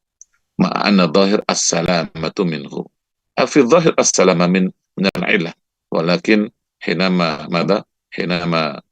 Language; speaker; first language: Arabic; non-native, fluent; Indonesian